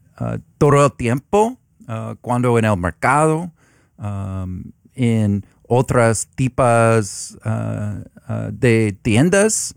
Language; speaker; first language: Spanish; non-native, learner; English